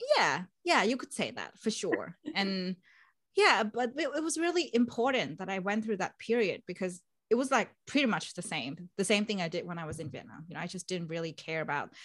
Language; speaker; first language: English; non-native, fluent; Vietnamese